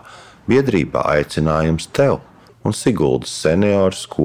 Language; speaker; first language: Latvian; native; Latvian